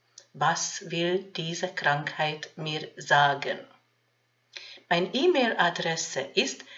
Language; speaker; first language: German; non-native, fluent; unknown